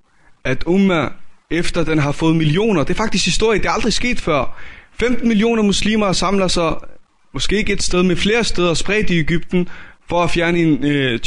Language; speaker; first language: Danish; native; Danish